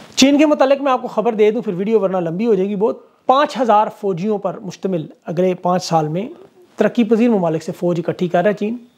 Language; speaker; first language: Urdu; native; Urdu